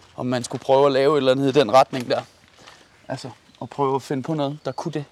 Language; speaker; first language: Danish; early bilingual, other home language; Persian